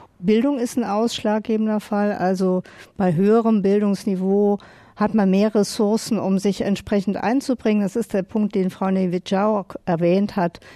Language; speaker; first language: German; native; German